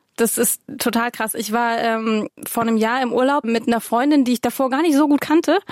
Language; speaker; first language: German; native; German